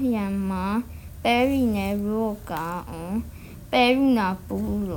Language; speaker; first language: Finnish; non-native, learner; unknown